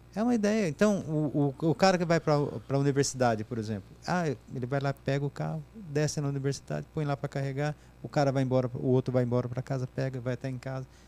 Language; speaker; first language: Portuguese; native; Portuguese